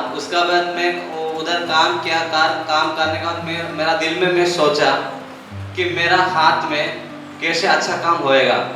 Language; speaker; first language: Hindi; non-native, local second language; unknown